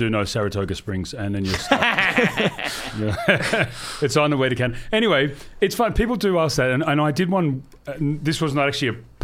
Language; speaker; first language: English; native; English